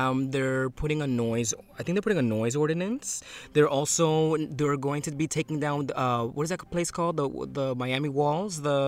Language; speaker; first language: English; early bilingual, other home language; Spanish